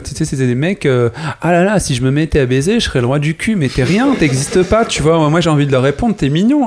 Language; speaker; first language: French; native; French